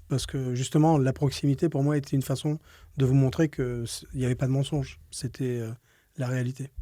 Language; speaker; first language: French; native; French